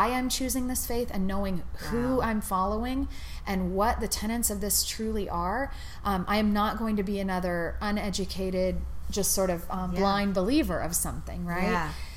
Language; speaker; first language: English; native; English